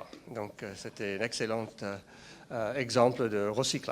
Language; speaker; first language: French; non-native, fluent; English